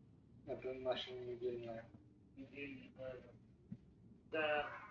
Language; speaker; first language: Russian; non-native, learner; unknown